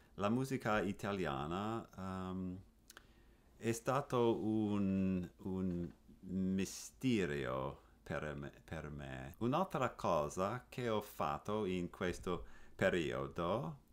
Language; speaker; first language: Italian; non-native, learner; English